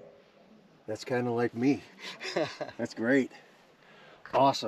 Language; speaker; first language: English; native; English